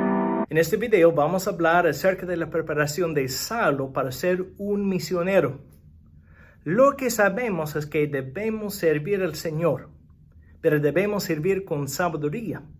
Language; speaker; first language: Spanish; non-native, fluent; English